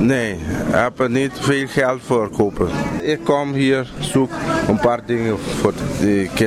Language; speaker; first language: Dutch; non-native, local second language; Papiamento